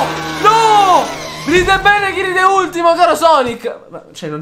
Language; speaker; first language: Italian; native; Italian